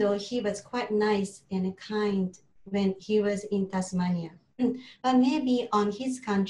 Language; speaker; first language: English; non-native, learner; Japanese